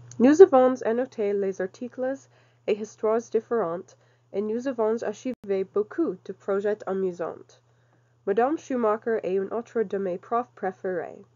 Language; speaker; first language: French; non-native, learner; English